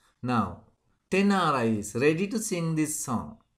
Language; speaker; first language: English; non-native, local second language; Sinhala